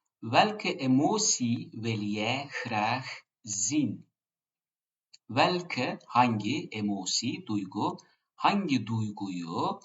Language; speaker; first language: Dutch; non-native, fluent; Turkish